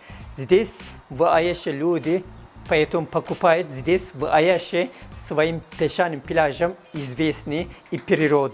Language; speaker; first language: Russian; non-native, fluent; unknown